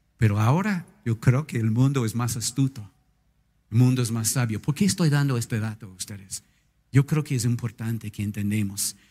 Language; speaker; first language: Spanish; non-native, fluent; English